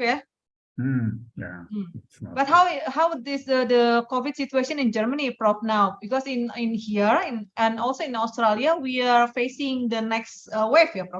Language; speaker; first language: English; non-native, fluent; Indonesian